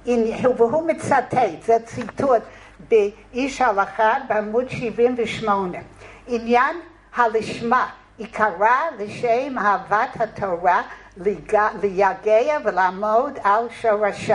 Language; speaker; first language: Hebrew; non-native, fluent; English